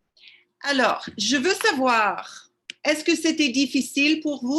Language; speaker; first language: French; non-native, fluent; English